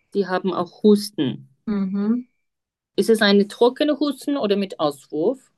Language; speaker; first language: German; non-native, fluent; Turkish